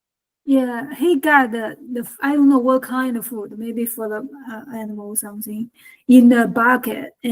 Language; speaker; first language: English; non-native, learner; Chinese